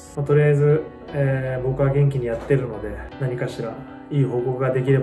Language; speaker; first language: Japanese; native; Japanese